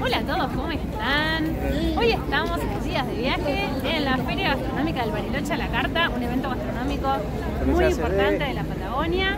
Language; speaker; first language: Spanish; native; Spanish